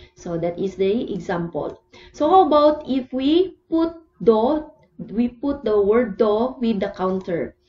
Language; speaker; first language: English; non-native, local second language; Cebuano